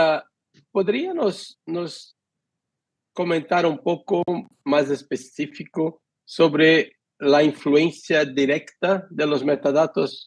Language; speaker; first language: Spanish; non-native, fluent; Portuguese